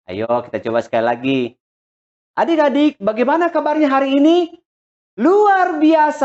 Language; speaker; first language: Indonesian; native; Indonesian